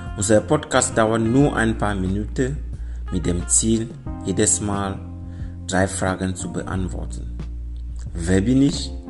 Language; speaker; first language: German; non-native, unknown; French